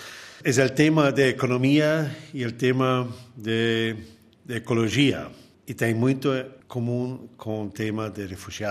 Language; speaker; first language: Portuguese; non-native, fluent; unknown